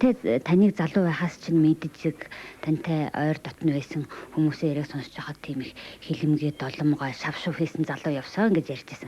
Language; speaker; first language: Mongolian; native; Mongolian